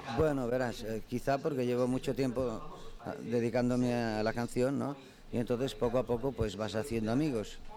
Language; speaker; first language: Spanish; non-native, local second language; Catalan